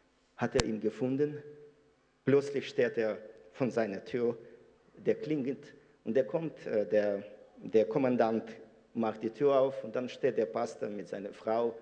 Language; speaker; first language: German; non-native, fluent; Russian